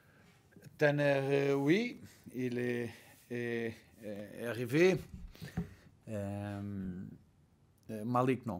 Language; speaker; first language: French; non-native, learner; Portuguese